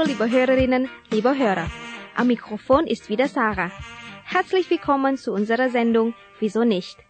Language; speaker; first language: German; non-native, fluent; Indonesian